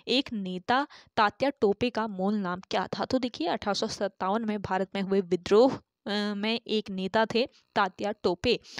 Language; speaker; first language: Hindi; native; Hindi